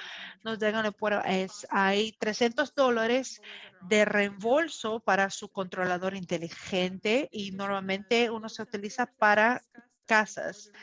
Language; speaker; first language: Spanish; non-native, fluent; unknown